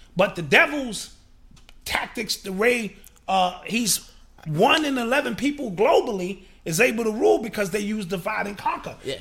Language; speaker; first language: English; native; English